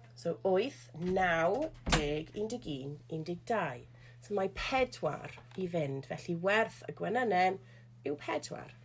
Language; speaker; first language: Welsh; non-native, local second language; English